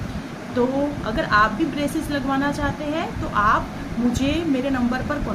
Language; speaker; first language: Hindi; native; Hindi